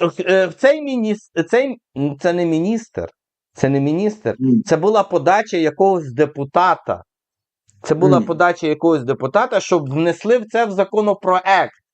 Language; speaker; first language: Ukrainian; native; Ukrainian